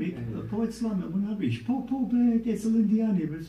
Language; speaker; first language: Hebrew; non-native, fluent; English